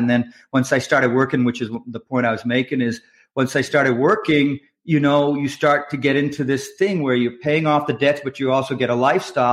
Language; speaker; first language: English; native; English